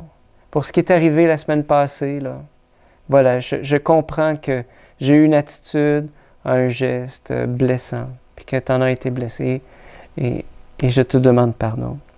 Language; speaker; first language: French; native; French